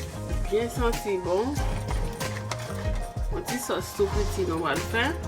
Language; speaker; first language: French; non-native, learner; Haitian Creole